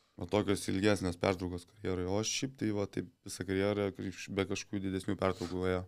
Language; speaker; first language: Lithuanian; native; Lithuanian